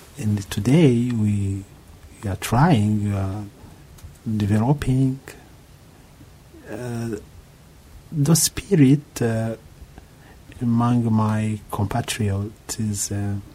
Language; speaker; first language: English; non-native, local second language; Kinyarwanda